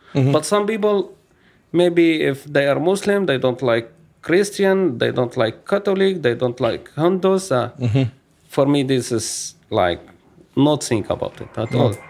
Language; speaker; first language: English; non-native, learner; Arabic